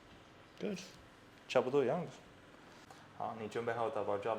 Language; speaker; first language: Chinese; non-native, learner; English